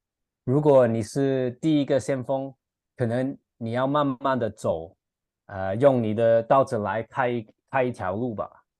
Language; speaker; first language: Chinese; non-native, fluent; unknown